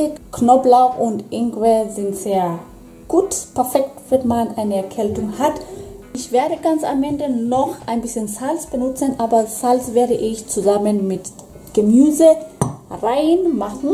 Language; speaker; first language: German; non-native, fluent; Swahili